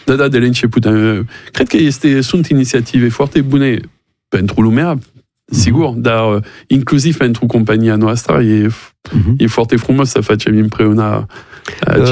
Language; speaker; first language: Romanian; non-native, learner; French